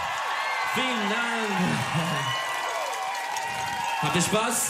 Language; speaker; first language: German; non-native, learner; Turkish